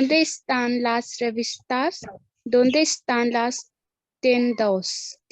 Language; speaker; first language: Spanish; non-native, learner; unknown